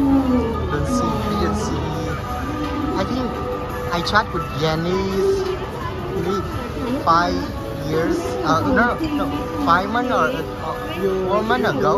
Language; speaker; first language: English; non-native, learner; Vietnamese